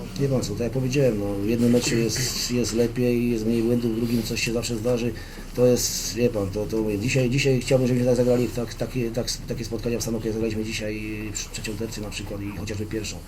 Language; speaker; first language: Polish; native; Polish